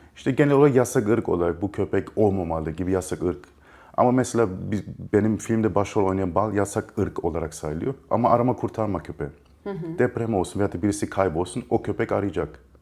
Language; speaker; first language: Turkish; early bilingual, heritage; Turkish